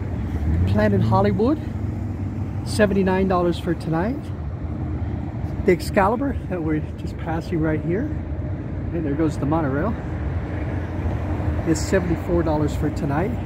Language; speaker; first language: English; native; English